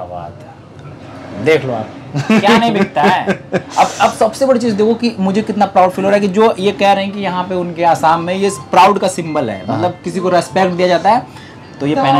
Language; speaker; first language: Hindi; native; Hindi